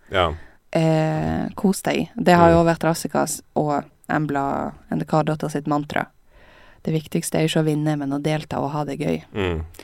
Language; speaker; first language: Norwegian; native; Norwegian